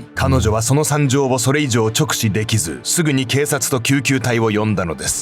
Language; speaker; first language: Japanese; native; Japanese